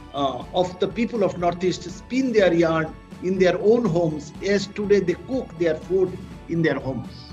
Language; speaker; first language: English; non-native, local second language; Bangla